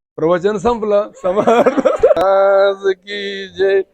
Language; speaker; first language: Hindi; non-native, local second language; Marathi